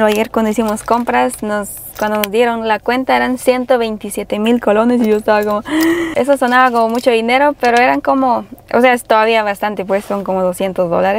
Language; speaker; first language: Spanish; native; Spanish